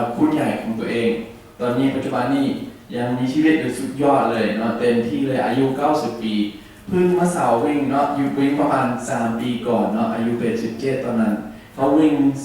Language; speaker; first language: Thai; non-native, learner; English